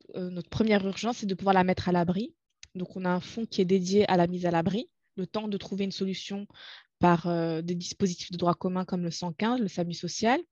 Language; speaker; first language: French; non-native, local second language; Arabic